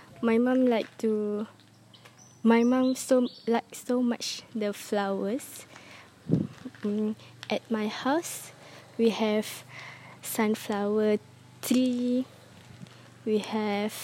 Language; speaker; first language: English; non-native, learner; Malay